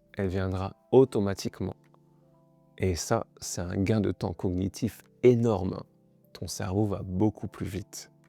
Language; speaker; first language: French; native; French